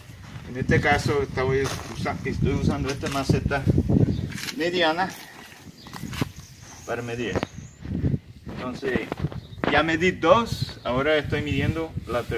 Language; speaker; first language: Spanish; non-native, fluent; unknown